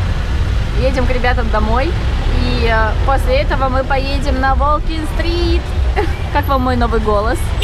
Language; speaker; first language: Russian; native; Russian